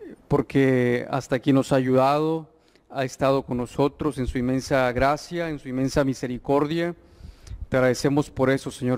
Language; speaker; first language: Spanish; native; Spanish